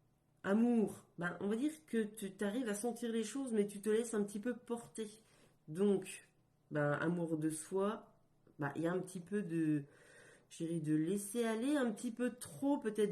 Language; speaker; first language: French; native; French